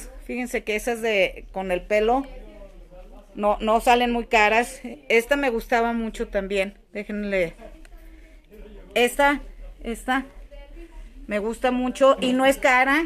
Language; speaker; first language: Spanish; native; Spanish